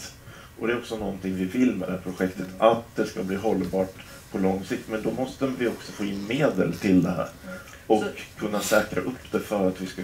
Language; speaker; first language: Swedish; native; Swedish